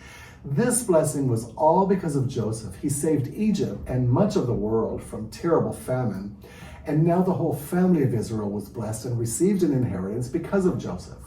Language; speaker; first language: English; native; English